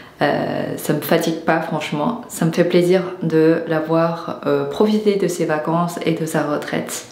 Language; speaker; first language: French; non-native, fluent; Chinese